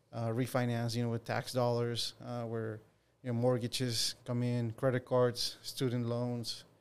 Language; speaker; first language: English; non-native, fluent; Spanish